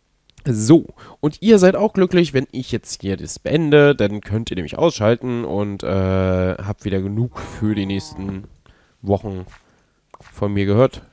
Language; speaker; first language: German; native; German